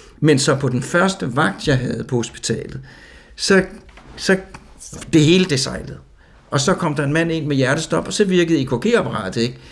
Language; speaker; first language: Danish; native; Danish